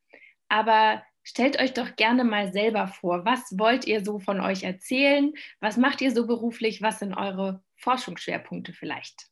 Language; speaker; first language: German; native; German